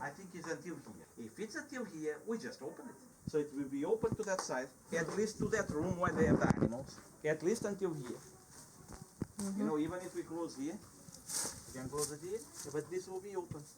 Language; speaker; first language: English; non-native, fluent; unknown